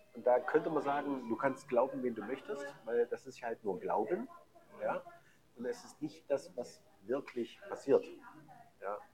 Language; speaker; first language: German; native; German